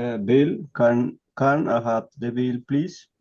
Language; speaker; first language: English; non-native, learner; Spanish